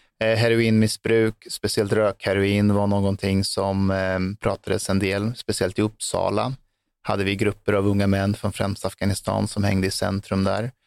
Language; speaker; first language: Swedish; early bilingual, other home language; Persian